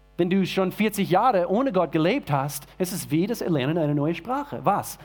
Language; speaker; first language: German; non-native, fluent; English